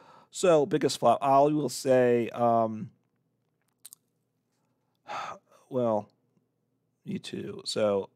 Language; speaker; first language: English; native; English